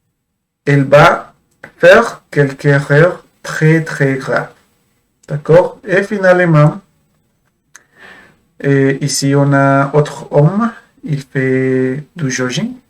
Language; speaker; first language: French; non-native, fluent; Spanish